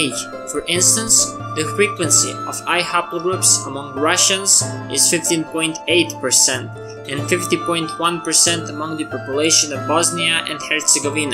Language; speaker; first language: English; non-native, fluent; Serbian